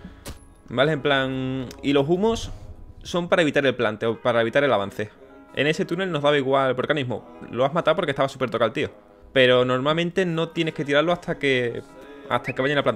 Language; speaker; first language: Spanish; native; Spanish